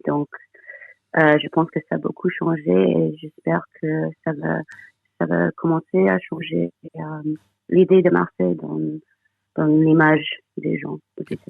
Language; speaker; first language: French; non-native, fluent; English